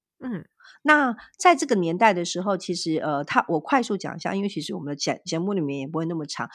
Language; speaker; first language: Chinese; native; Chinese